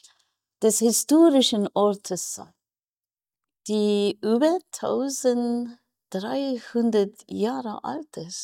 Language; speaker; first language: German; non-native, fluent; Persian